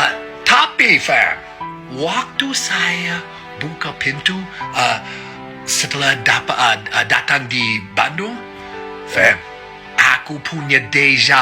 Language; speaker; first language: Indonesian; non-native, learner; English